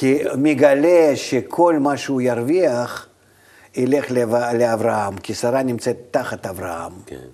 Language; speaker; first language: Hebrew; non-native, fluent; Russian